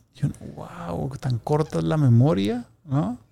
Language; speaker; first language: Spanish; native; Spanish